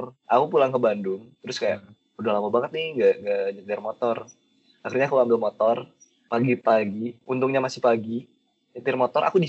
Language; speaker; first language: Indonesian; native; Indonesian